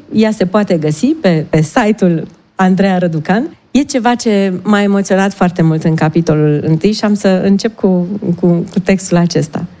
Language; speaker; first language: Romanian; native; Romanian